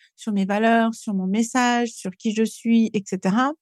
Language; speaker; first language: French; native; French